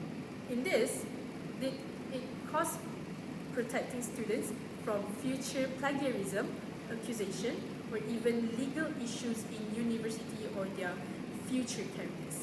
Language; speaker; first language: English; non-native, local second language; Malay